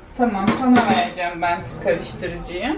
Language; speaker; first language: Turkish; native; Turkish